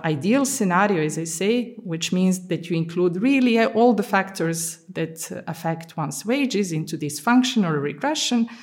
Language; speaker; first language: English; non-native, fluent; Serbian